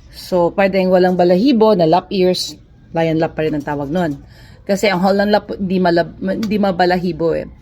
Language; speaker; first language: Filipino; non-native, local second language; Cebuano